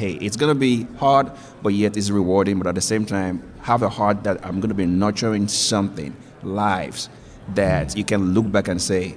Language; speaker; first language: English; non-native, local second language; Yoruba